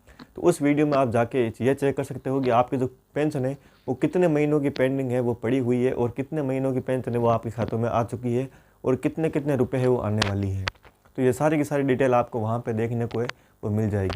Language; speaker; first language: Hindi; non-native, local second language; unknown